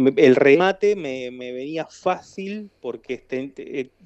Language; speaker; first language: Spanish; native; Spanish